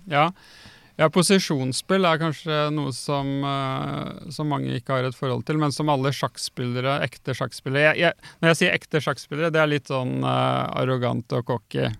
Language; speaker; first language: Norwegian; native; Norwegian